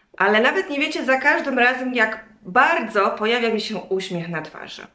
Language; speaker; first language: Polish; native; Polish